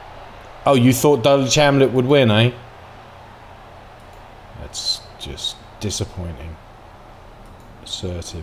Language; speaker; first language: English; native; English